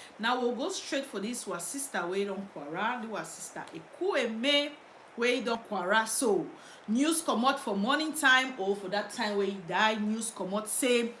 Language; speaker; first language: Nigerian Pidgin; native; Nigerian Pidgin